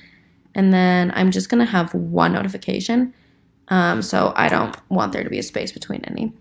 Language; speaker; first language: English; native; English